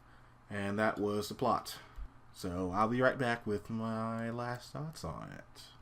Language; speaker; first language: English; native; English